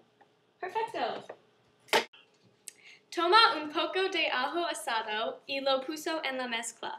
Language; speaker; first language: Spanish; non-native, learner; English